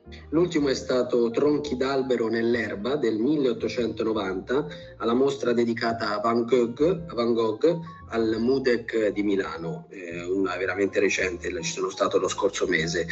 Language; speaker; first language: Italian; native; Italian